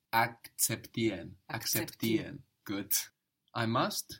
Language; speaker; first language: German; non-native, fluent; English